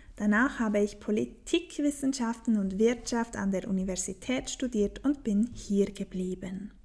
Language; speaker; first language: German; native; German